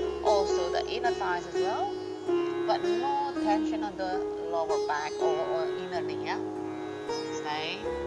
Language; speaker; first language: English; non-native, fluent; Indonesian